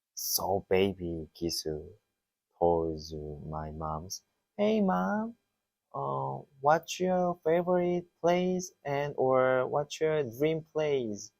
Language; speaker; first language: English; non-native, learner; Korean